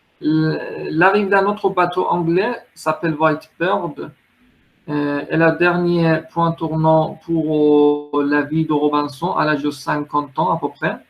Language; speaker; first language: French; non-native, learner; Chinese